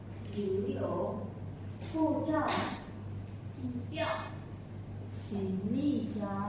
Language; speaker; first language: Chinese; non-native, learner; Indonesian